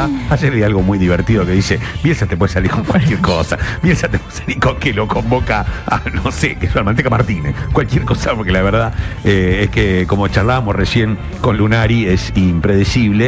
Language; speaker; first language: Spanish; native; Spanish